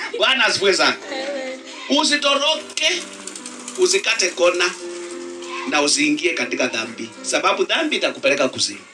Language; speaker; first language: Swahili; non-native, local second language; Luyia